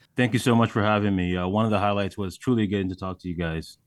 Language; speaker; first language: English; early bilingual, other home language; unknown